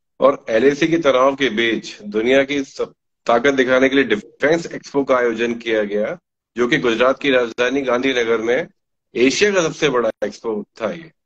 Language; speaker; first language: Hindi; native; Hindi